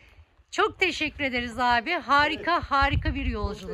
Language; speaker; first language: Turkish; native; Turkish